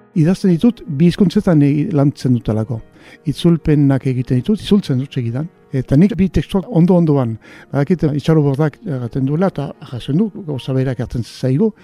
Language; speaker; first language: Basque; native; Basque